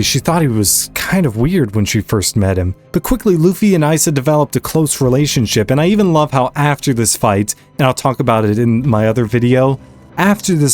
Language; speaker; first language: English; native; English